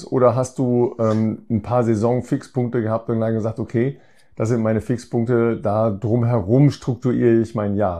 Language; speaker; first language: German; native; German